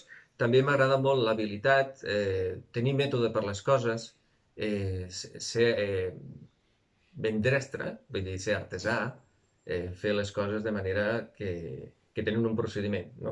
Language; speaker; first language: Catalan; native; Catalan